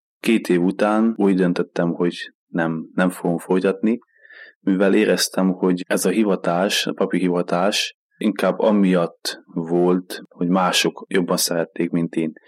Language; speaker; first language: Hungarian; native; Hungarian